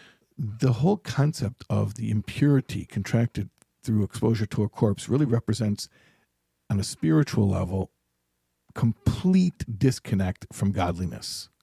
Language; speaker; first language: English; native; English